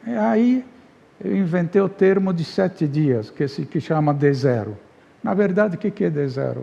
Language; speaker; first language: Portuguese; non-native, fluent; Arabic